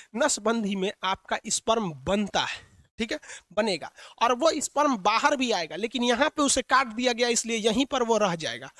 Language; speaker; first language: Hindi; native; Hindi